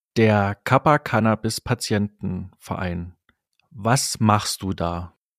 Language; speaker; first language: German; native; German